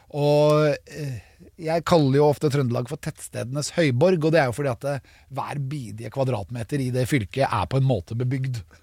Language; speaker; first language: Norwegian; native; Norwegian